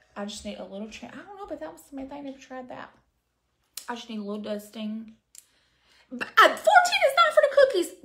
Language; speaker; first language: English; native; English